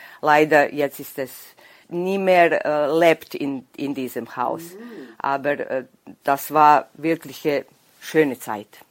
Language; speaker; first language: German; non-native, local second language; Serbian